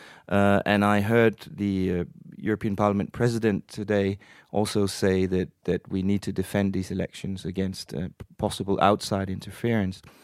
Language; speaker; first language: English; non-native, fluent; Danish